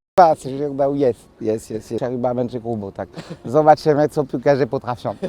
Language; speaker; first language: Polish; non-native, learner; French